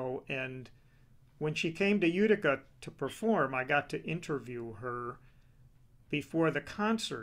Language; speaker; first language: English; native; English